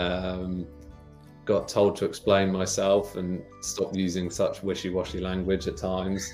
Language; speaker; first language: English; native; English